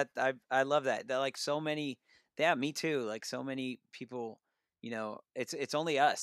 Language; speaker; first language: English; native; English